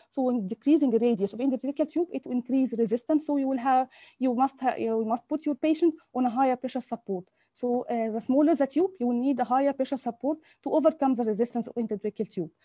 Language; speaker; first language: English; non-native, local second language; Arabic